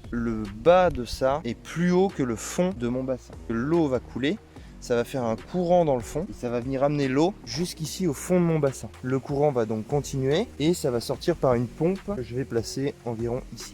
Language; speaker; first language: French; native; French